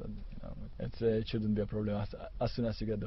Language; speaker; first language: English; non-native, learner; Hungarian